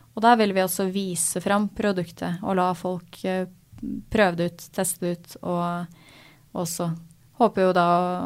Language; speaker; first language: Norwegian; native; Norwegian